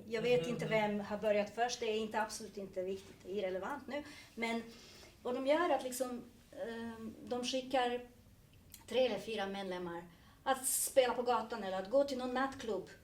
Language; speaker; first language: Swedish; non-native, fluent; Serbian